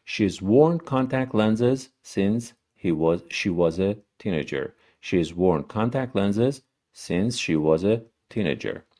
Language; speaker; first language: English; non-native, fluent; Persian